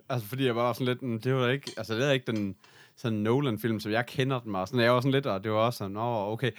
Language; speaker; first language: Danish; native; Danish